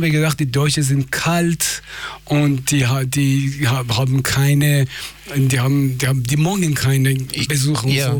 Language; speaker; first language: German; non-native, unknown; Persian